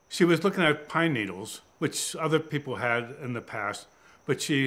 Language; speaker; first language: English; native; English